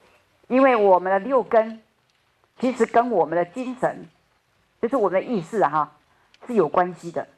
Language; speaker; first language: Chinese; native; Chinese